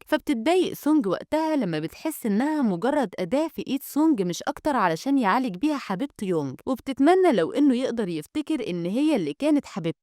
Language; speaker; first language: Arabic; native; Arabic